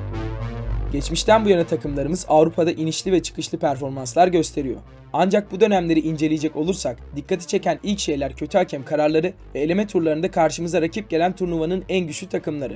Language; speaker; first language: Turkish; native; Turkish